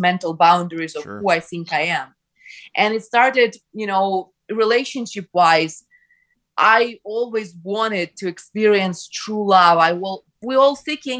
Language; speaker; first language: English; non-native, fluent; Ukrainian